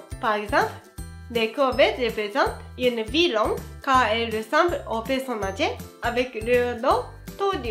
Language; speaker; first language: French; non-native, fluent; Japanese